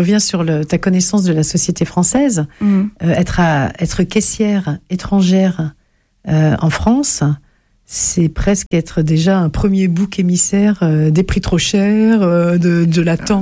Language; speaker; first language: French; native; French